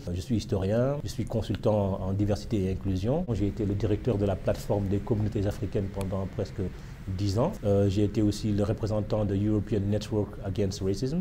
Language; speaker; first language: French; non-native, local second language; Wolof